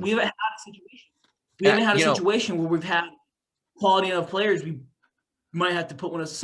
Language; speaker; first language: English; native; English